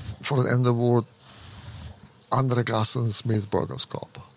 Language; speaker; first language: Swedish; non-native, fluent; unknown